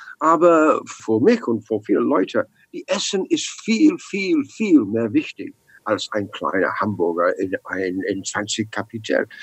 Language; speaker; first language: German; non-native, learner; English